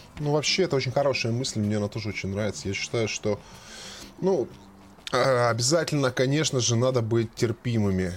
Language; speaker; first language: Russian; native; Russian